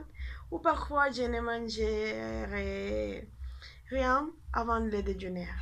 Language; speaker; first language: French; non-native, learner; Spanish